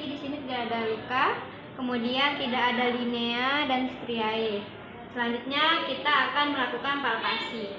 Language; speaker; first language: Indonesian; native; Indonesian